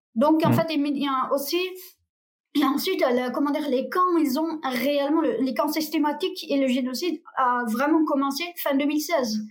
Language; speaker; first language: French; non-native, fluent; Uyghur